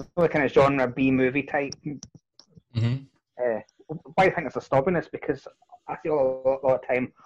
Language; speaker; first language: English; native; English